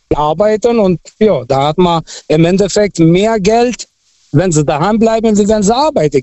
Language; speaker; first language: German; non-native, fluent; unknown